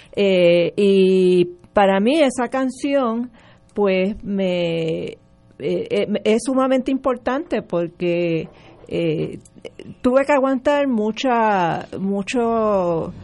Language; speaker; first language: Spanish; early bilingual, other home language; English